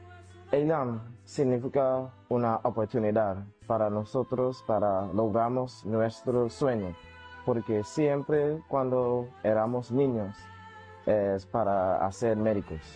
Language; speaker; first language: Spanish; non-native, learner; English